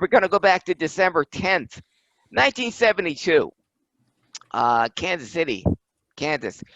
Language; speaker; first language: English; native; English